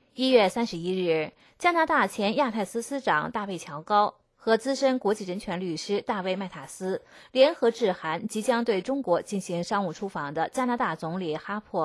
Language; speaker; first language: Chinese; native; Chinese